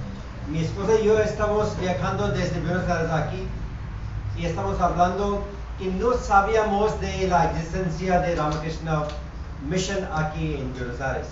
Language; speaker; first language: Spanish; non-native, fluent; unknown